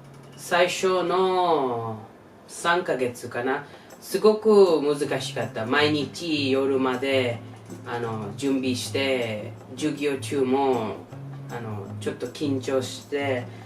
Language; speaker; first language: Japanese; non-native, learner; English